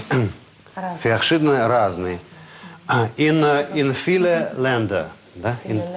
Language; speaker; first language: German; non-native, fluent; Russian